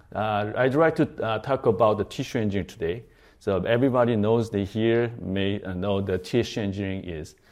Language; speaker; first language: English; non-native, fluent; Korean